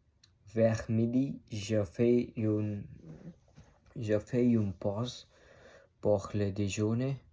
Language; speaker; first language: French; non-native, learner; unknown